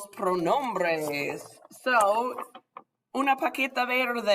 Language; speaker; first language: Spanish; non-native, fluent; English